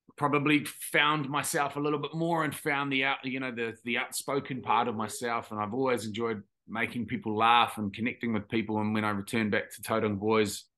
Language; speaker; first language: English; native; English